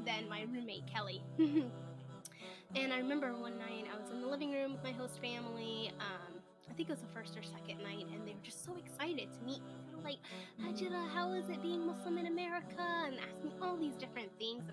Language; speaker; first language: English; native; English